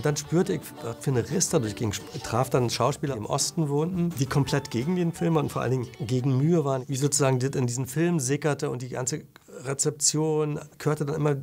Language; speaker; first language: German; native; German